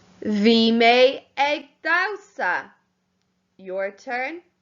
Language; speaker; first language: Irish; non-native, local second language; English